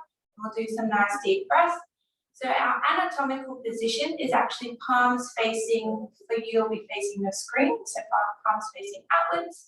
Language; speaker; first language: English; native; English